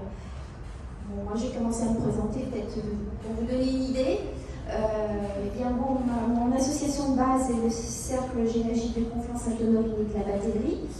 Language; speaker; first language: French; native; French